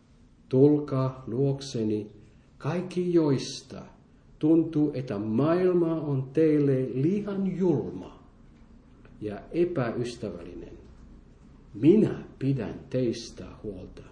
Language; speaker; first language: Finnish; non-native, fluent; French